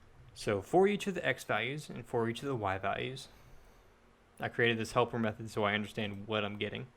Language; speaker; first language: English; native; English